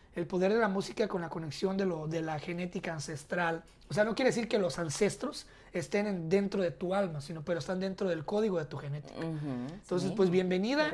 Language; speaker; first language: Spanish; early bilingual, heritage; Spanish